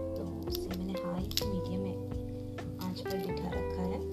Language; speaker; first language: Hindi; non-native, local second language; Assamese